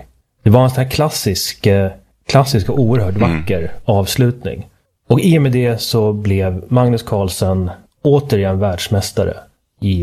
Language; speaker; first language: Swedish; native; Swedish